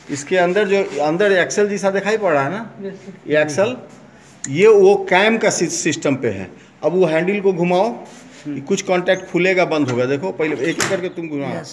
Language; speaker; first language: Hindi; native; Hindi